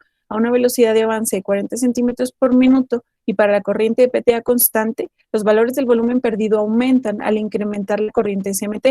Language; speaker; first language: Spanish; native; Spanish